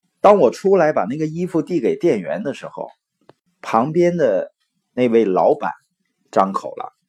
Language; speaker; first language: Chinese; native; Chinese